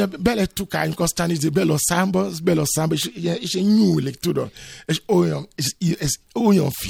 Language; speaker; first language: Hungarian; non-native, fluent; Yoruba